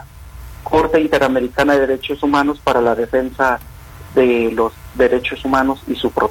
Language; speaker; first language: Spanish; native; Spanish